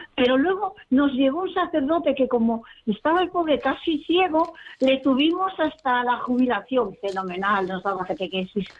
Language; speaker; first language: Spanish; native; Spanish